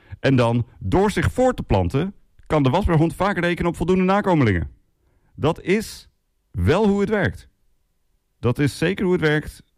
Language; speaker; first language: Dutch; native; Dutch